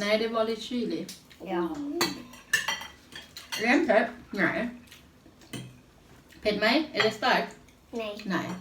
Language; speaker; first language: Swedish; non-native, learner; Thai